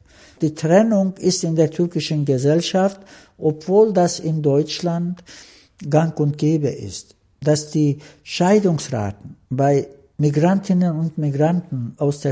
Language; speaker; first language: German; non-native, fluent; Turkish